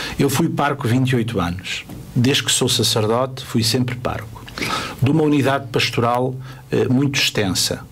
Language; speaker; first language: Portuguese; native; Portuguese